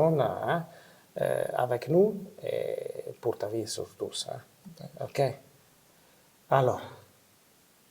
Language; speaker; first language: French; non-native, fluent; Italian